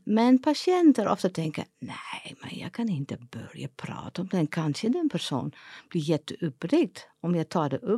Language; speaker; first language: Swedish; non-native, fluent; Dutch